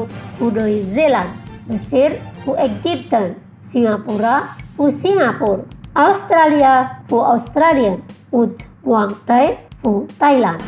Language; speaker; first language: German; non-native, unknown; Indonesian